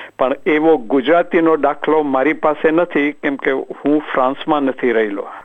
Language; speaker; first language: Gujarati; early bilingual, heritage; Gujarati